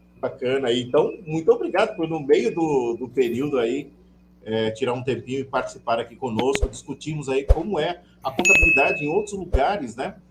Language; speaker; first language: Portuguese; native; Portuguese